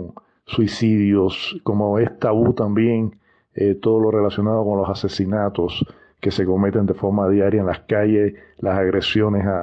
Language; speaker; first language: Spanish; native; Spanish